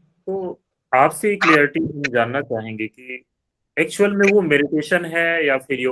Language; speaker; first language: Hindi; native; Hindi